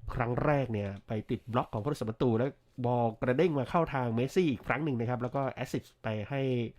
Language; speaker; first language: Thai; native; Thai